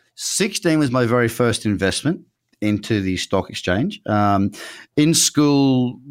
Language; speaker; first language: English; native; English